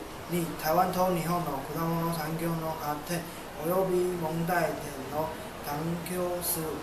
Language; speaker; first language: Japanese; non-native, learner; Chinese